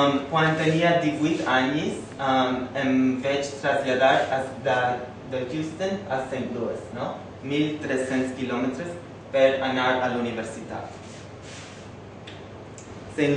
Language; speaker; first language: Catalan; non-native, fluent; English